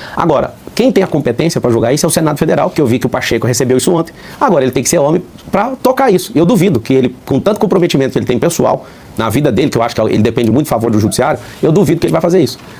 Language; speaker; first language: Portuguese; native; Portuguese